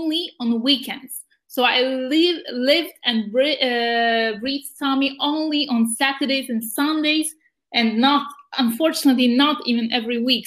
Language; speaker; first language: English; non-native, fluent; Ukrainian